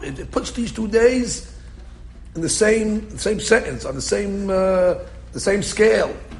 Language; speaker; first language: English; native; English